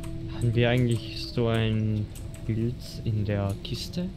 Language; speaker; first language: German; native; German